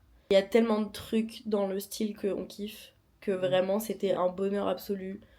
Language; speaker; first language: French; native; French